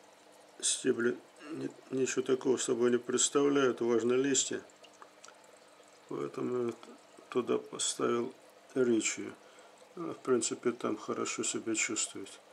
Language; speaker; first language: Russian; native; Russian